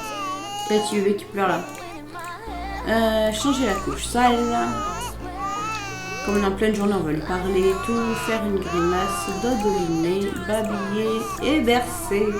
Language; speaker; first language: French; native; French